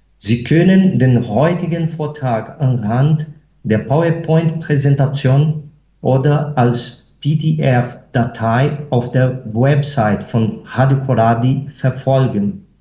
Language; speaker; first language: German; non-native, fluent; Portuguese